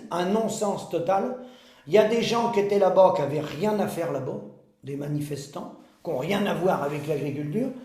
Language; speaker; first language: French; native; French